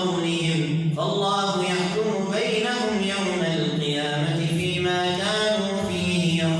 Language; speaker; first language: Arabic; native; Arabic